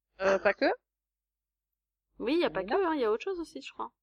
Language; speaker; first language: French; native; French